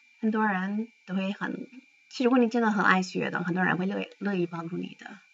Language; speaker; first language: Chinese; non-native, fluent; English